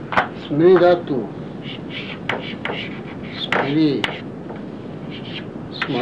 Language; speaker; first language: Russian; non-native, learner; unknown